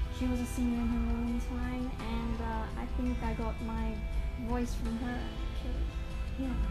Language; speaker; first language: English; native; English